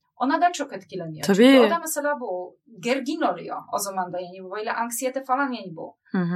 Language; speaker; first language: Turkish; non-native, learner; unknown